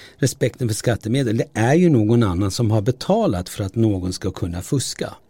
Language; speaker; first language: Swedish; early bilingual, other home language; Turoyo